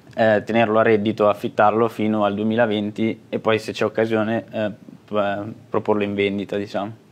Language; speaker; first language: Italian; native; Italian